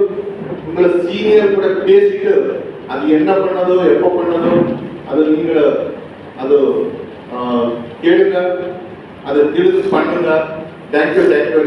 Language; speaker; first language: Tamil; non-native, learner; Kannada